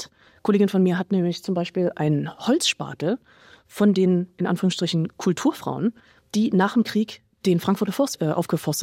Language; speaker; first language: German; native; German